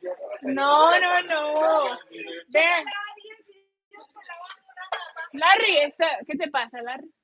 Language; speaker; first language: Spanish; native; Spanish